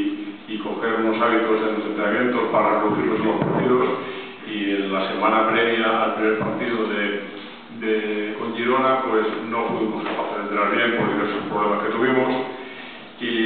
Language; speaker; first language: Spanish; native; Spanish